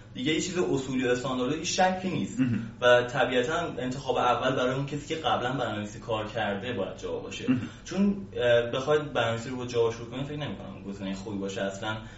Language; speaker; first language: Persian; native; Persian